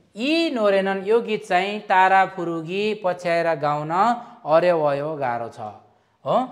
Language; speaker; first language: Nepali; native; Nepali